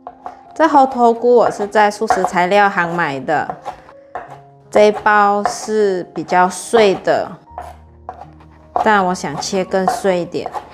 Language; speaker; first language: Chinese; native; Chinese